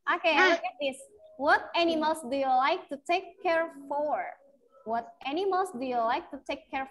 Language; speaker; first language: English; non-native, fluent; Indonesian